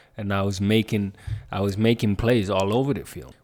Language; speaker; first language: English; non-native, fluent; Swedish